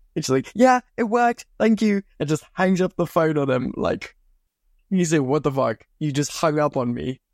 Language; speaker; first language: English; native; English